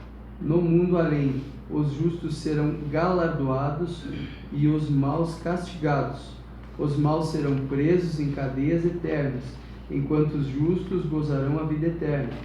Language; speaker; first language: Portuguese; native; Portuguese